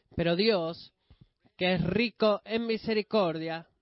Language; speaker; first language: Spanish; non-native, fluent; Greek